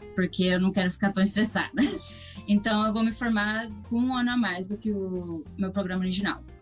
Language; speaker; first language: Portuguese; early bilingual, heritage; English